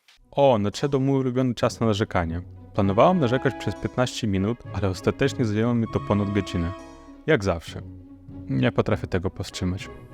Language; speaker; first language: Polish; non-native, fluent; Romanian